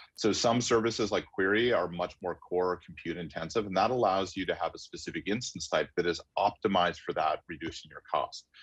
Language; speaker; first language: English; native; English